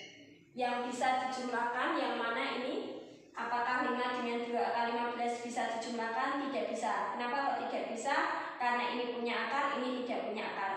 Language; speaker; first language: Indonesian; native; Indonesian